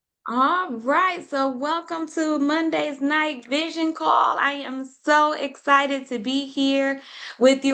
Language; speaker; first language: English; native; English